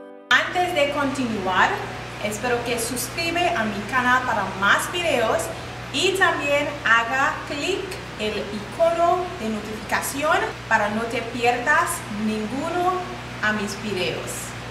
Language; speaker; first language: Spanish; non-native, learner; English